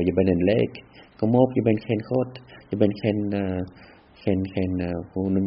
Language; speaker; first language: Dutch; non-native, fluent; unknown